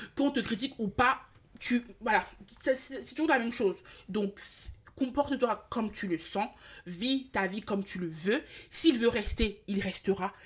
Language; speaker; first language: French; early bilingual, other home language; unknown